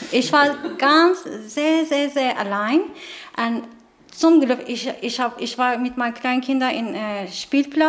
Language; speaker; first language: German; non-native, learner; Turkish